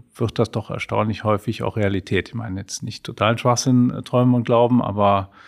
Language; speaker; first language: German; native; German